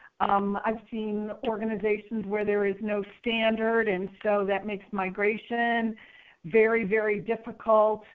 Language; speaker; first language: English; native; English